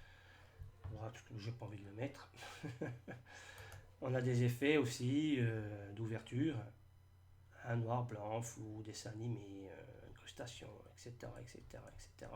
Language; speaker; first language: French; native; French